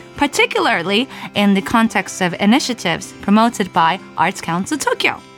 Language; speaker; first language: English; non-native, fluent; Japanese